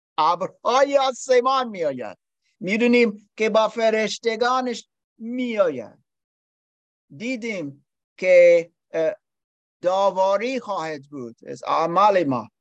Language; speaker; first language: Persian; non-native, learner; English